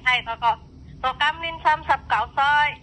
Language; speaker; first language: Cantonese; non-native, learner; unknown